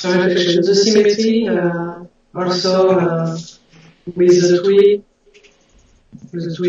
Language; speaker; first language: English; non-native, learner; French